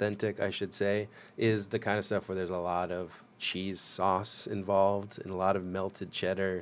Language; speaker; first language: English; native; English